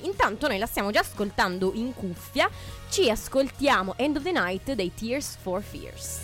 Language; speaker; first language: Italian; native; Italian